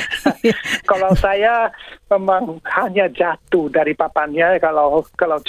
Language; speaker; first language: Indonesian; non-native, fluent; English